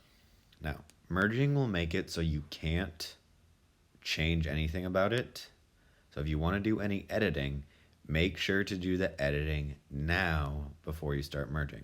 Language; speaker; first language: English; native; English